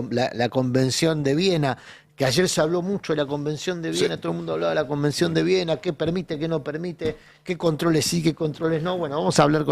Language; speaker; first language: Spanish; native; Spanish